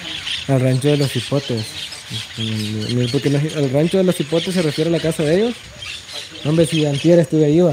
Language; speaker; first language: Spanish; native; Spanish